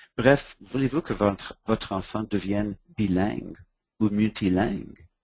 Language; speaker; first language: French; non-native, local second language; English